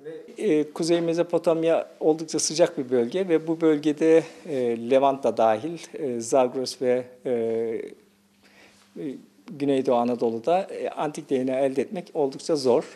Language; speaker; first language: Turkish; native; Turkish